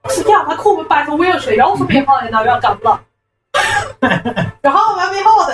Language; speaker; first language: Swedish; non-native, learner; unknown